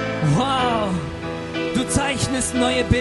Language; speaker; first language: German; non-native, fluent; Russian